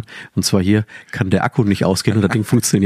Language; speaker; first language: German; native; German